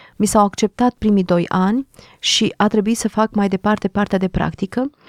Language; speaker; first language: Romanian; native; Romanian